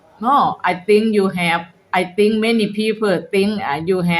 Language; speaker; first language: English; non-native, learner; Thai